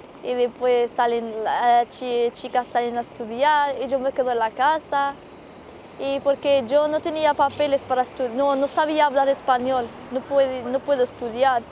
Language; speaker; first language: Spanish; non-native, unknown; Arabic